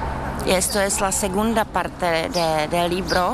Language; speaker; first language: Spanish; non-native, learner; Czech